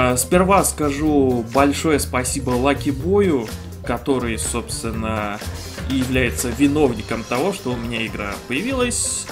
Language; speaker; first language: Russian; non-native, fluent; Romanian